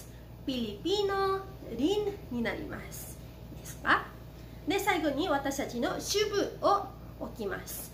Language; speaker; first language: Japanese; non-native, fluent; Filipino